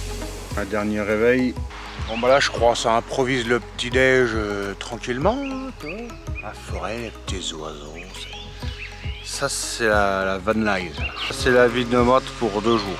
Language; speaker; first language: French; native; French